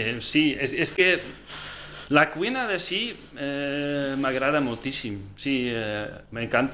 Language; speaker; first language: Catalan; non-native, fluent; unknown